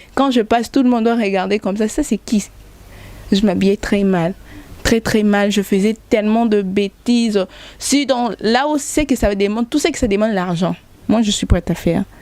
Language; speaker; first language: French; non-native, local second language; Lingala